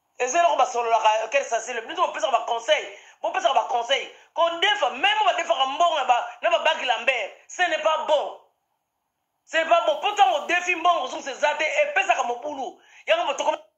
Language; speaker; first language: Lingala; non-native, local second language; Kongo